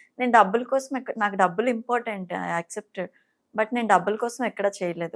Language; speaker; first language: Telugu; non-native, fluent; Bangla